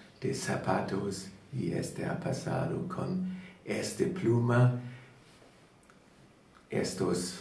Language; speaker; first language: Spanish; non-native, learner; German